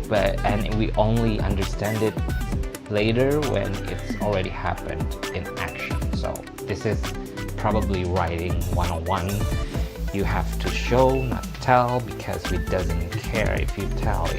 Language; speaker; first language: English; non-native, fluent; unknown